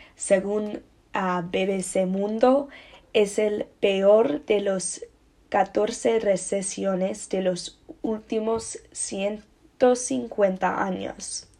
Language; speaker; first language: Spanish; non-native, learner; English